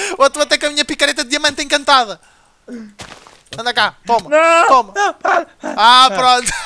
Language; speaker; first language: Portuguese; native; Portuguese